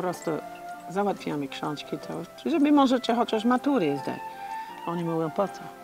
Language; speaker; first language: Polish; non-native, learner; English